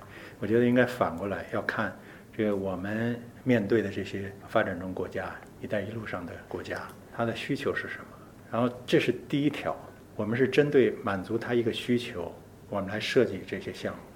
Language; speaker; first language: Chinese; native; Chinese